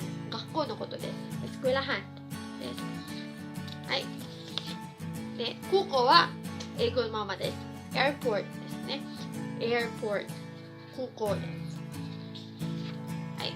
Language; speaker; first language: Japanese; non-native, fluent; Cebuano